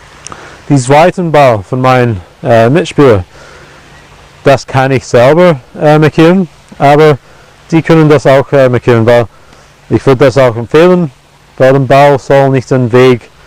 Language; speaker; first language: German; non-native, fluent; English